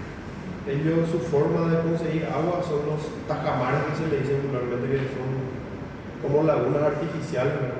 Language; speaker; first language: Spanish; native; Spanish